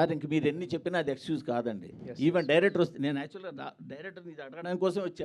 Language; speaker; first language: Telugu; native; Telugu